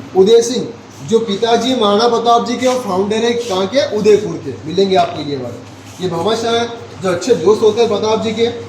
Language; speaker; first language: Hindi; native; Hindi